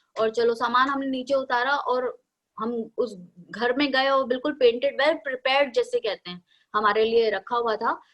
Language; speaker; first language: Hindi; native; Hindi